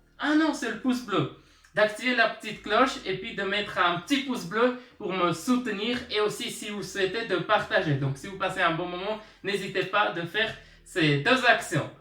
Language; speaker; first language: French; early bilingual, other home language; Armenian